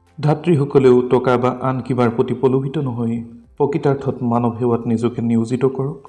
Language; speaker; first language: Assamese; native; Assamese